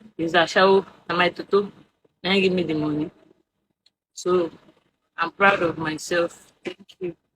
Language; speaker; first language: Nigerian Pidgin; non-native, local second language; Igbo